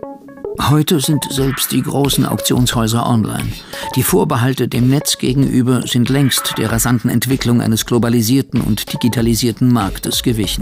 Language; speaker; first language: German; native; German